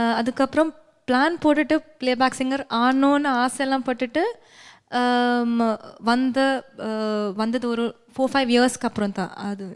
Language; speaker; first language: Tamil; non-native, local second language; Malayalam